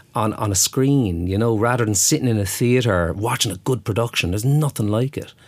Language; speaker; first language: English; native; English